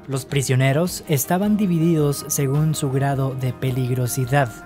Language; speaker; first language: Spanish; native; Spanish